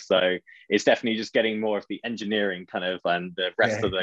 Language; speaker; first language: English; native; English